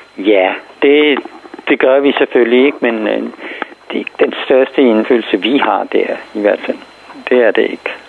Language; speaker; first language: Danish; non-native, fluent; Urdu